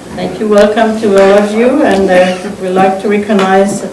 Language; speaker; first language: English; non-native, fluent; French